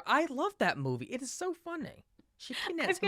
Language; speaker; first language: English; native; English